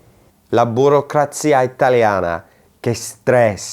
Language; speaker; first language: Italian; non-native, fluent; English